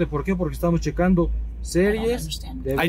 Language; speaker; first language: Spanish; native; Spanish